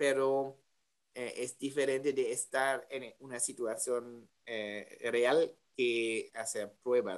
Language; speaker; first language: Spanish; non-native, learner; German